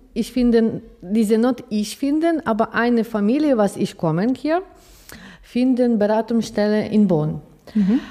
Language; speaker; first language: German; non-native, learner; Ukrainian